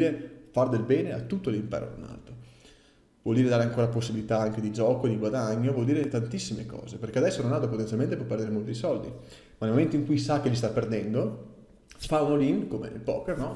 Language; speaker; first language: Italian; native; Italian